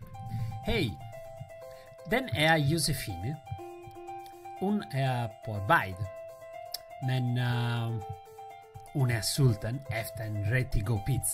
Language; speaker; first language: Swedish; non-native, local second language; Italian